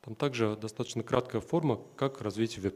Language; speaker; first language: Russian; native; Russian